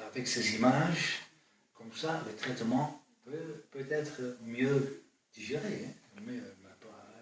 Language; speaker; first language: French; non-native, fluent; Dutch